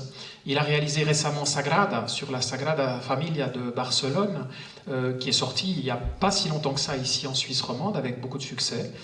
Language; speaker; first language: French; native; French